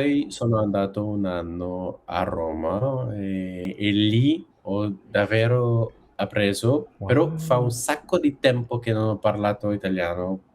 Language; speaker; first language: Italian; non-native, fluent; French